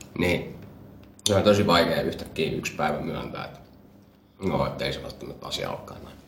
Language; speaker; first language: Finnish; early bilingual, other home language; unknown